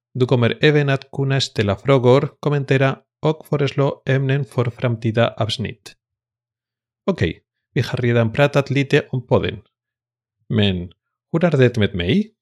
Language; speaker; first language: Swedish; non-native, fluent; Spanish